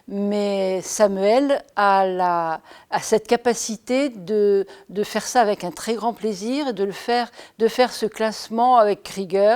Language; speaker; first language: French; native; French